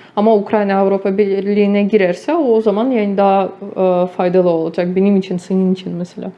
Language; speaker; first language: Turkish; non-native, fluent; Ukrainian